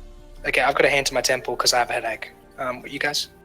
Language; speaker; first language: English; native; English